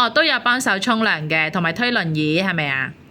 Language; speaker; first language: Cantonese; native; Cantonese